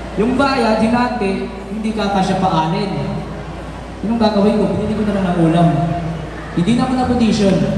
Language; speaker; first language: Filipino; non-native, local second language; Waray